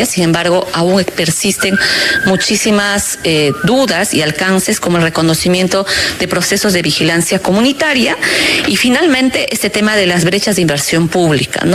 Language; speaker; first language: Spanish; native; Spanish